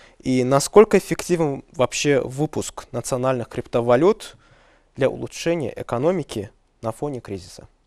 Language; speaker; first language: Russian; non-native, local second language; Azerbaijani